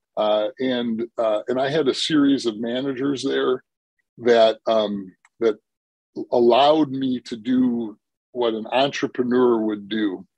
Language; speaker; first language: English; native; English